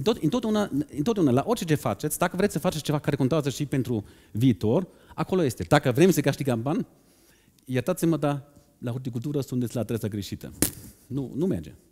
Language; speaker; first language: Romanian; non-native, fluent; German